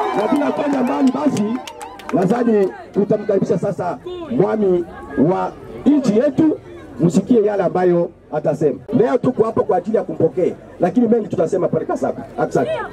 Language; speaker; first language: Swahili; non-native, local second language; Bembe